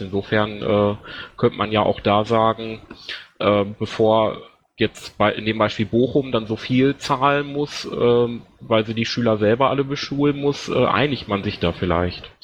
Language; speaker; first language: German; native; German